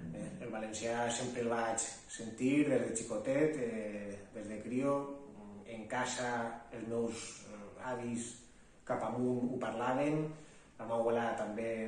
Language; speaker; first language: Catalan; non-native, local second language; Spanish